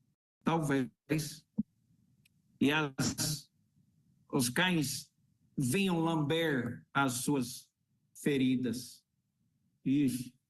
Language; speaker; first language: Portuguese; non-native, fluent; English